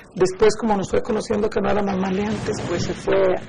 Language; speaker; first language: Spanish; native; Spanish